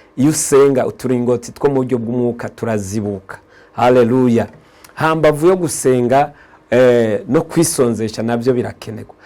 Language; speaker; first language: Rundi; native; Rundi